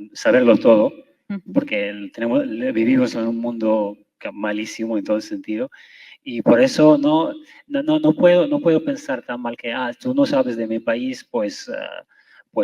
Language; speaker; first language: Spanish; non-native, fluent; Arabic